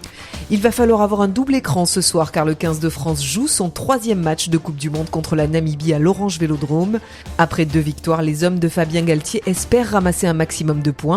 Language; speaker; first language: French; native; French